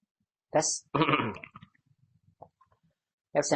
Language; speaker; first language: Indonesian; native; Indonesian